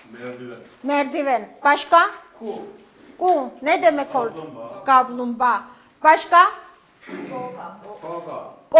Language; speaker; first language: Turkish; non-native, learner; Georgian